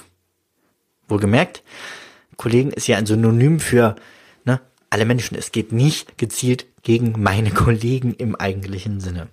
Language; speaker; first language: German; native; German